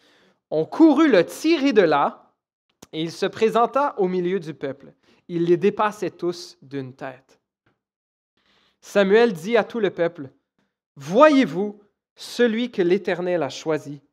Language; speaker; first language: French; native; French